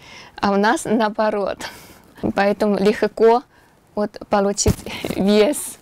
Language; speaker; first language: Russian; non-native, learner; Chinese